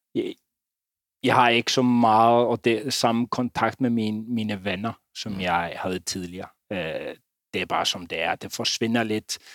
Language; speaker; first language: Danish; non-native, fluent; Icelandic